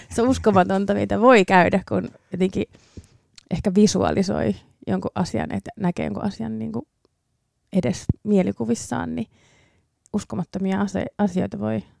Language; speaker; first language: Finnish; early bilingual, other home language; English